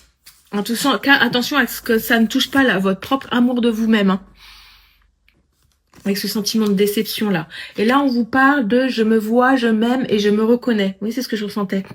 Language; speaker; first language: French; native; French